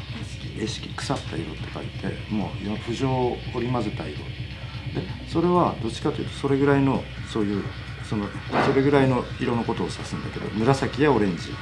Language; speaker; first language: Japanese; native; Japanese